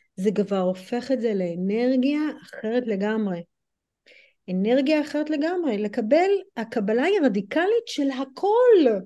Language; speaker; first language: Hebrew; non-native, fluent; English